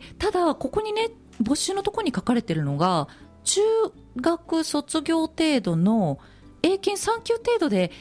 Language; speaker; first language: Japanese; native; Japanese